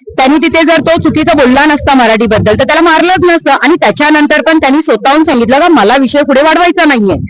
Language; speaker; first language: Marathi; native; Marathi